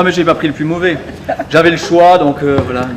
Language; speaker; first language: French; native; French